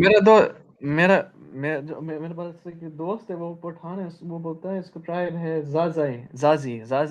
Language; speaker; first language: Hindi; non-native, learner; Urdu